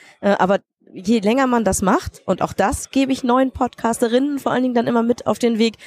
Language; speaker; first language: German; native; German